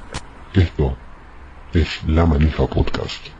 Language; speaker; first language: Spanish; native; Spanish